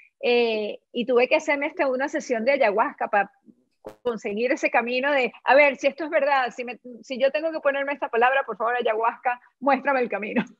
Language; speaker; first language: Spanish; native; Spanish